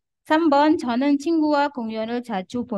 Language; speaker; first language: Korean; non-native, fluent; Indonesian